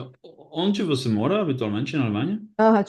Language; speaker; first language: Portuguese; non-native, fluent; Basque